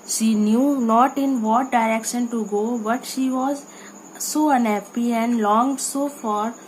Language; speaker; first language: English; non-native, local second language; Hindi